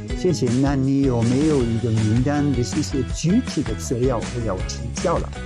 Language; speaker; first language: Chinese; non-native, learner; German